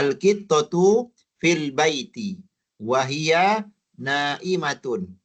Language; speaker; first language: Arabic; non-native, fluent; Malay